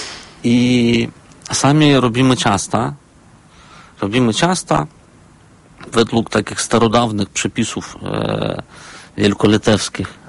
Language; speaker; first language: Polish; non-native, fluent; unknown